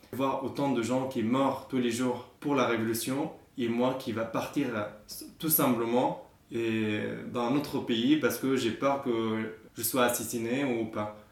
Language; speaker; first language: French; non-native, fluent; Arabic